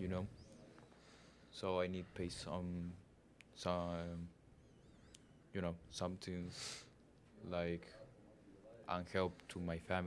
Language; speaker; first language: English; non-native, learner; Spanish